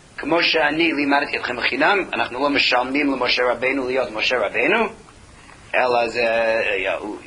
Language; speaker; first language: Hebrew; non-native, fluent; English